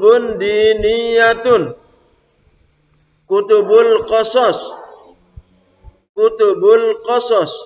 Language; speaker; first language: Arabic; non-native, fluent; Indonesian